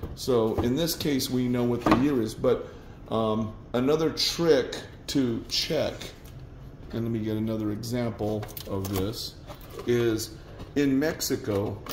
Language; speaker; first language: English; native; English